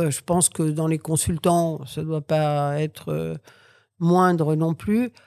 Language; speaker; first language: French; early bilingual, other home language; Catalan